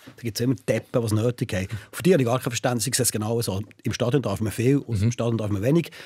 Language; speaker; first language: German; native; German